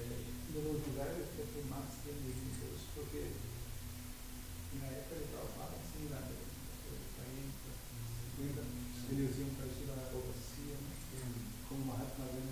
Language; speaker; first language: Spanish; non-native, learner; Portuguese